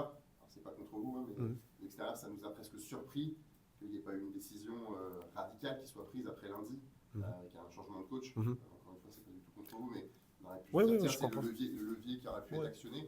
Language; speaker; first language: French; native; French